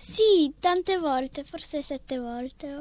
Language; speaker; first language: Italian; early bilingual, heritage; Italian